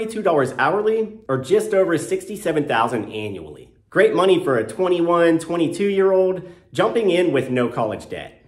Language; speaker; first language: English; native; English